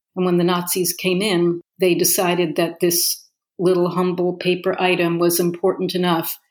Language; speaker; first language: English; native; English